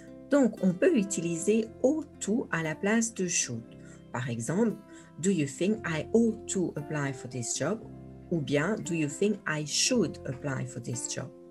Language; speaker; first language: English; non-native, fluent; French